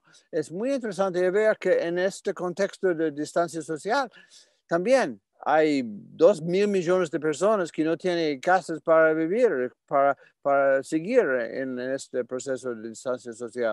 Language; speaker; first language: Spanish; non-native, fluent; English